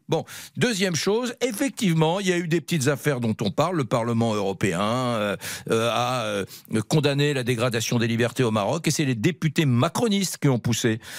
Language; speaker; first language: French; native; French